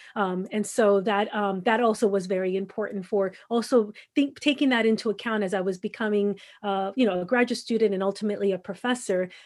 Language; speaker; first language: English; native; English